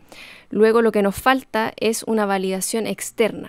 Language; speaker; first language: Spanish; native; Spanish